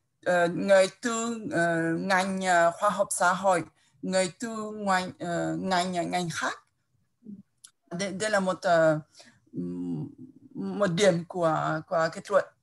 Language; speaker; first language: Vietnamese; non-native, fluent; French